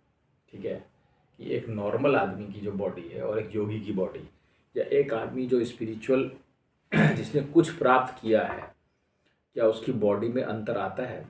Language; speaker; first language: Hindi; native; Hindi